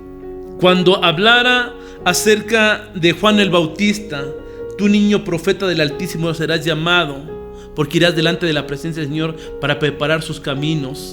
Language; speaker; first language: Spanish; native; Spanish